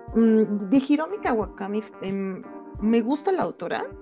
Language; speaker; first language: Spanish; native; Spanish